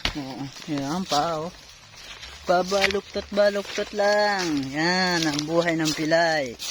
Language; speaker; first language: Filipino; non-native, local second language; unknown